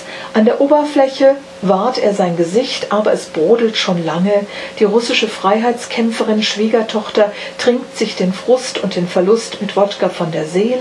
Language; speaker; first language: German; native; German